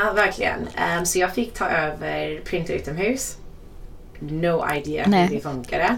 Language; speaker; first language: Swedish; non-native, fluent; English